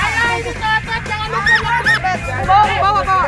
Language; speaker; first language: Indonesian; native; Indonesian